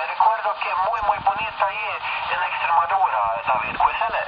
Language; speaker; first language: Spanish; non-native, learner; Swedish